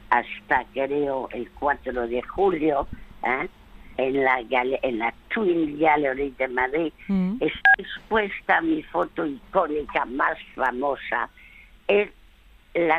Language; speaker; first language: Spanish; early bilingual, other home language; French